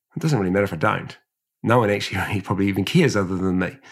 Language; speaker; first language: English; early bilingual, other home language; Samoan